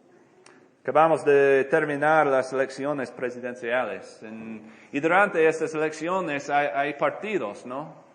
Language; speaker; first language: Spanish; non-native, fluent; English